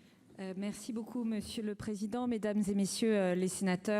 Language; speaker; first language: French; native; French